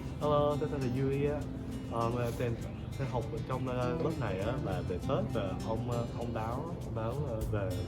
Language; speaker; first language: Vietnamese; early bilingual, heritage; English